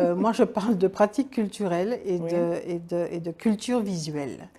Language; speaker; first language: French; native; French